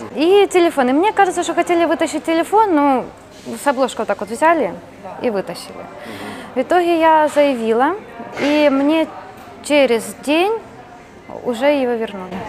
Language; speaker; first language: Russian; native; Russian